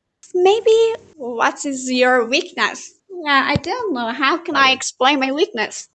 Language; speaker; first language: English; non-native, learner; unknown